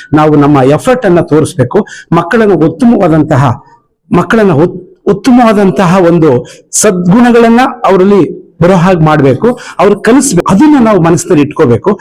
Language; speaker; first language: Kannada; native; Kannada